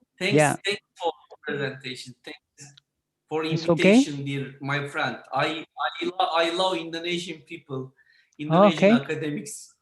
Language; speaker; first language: English; non-native, learner; Turkish